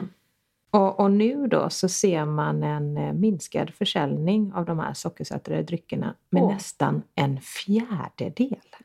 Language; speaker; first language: Swedish; native; Swedish